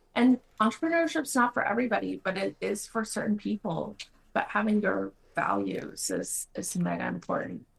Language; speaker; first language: English; non-native, fluent; Spanish